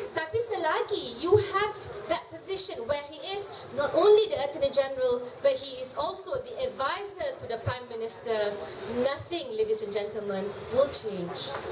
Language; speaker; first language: English; non-native, local second language; Malay